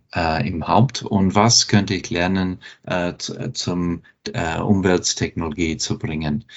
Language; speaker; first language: German; non-native, fluent; English